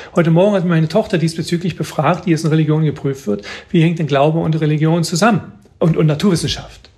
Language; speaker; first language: German; native; German